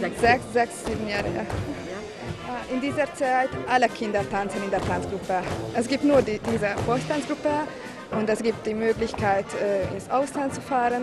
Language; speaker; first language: German; non-native, local second language; Hungarian